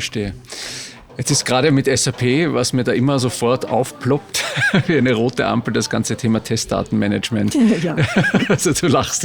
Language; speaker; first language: German; native; German